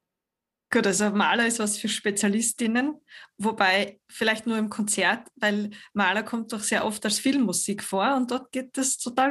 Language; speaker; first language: German; native; German